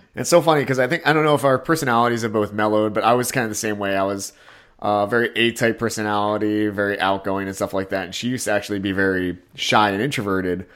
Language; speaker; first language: English; native; English